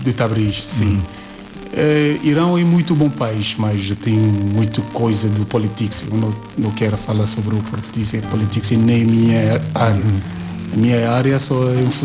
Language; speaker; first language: Portuguese; non-native, learner; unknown